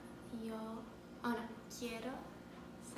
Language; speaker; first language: Spanish; non-native, learner; English